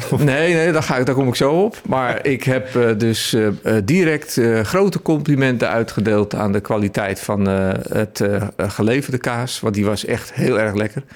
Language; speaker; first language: Dutch; native; Dutch